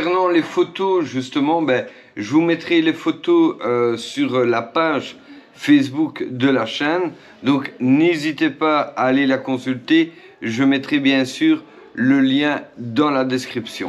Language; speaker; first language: French; native; French